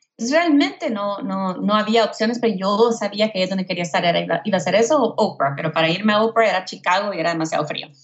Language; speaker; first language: Spanish; native; Spanish